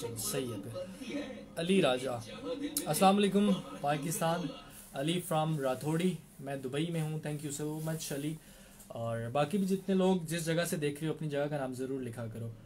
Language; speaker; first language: Urdu; non-native, local second language; Punjabi